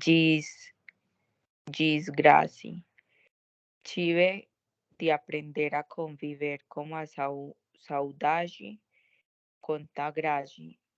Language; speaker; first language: Portuguese; non-native, learner; Spanish